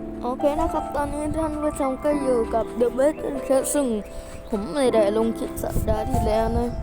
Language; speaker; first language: Thai; native; Thai